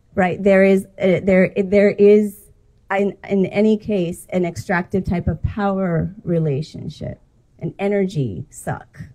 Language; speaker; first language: English; native; English